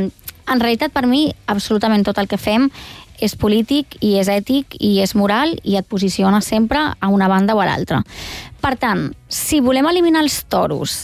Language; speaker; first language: Catalan; native; Catalan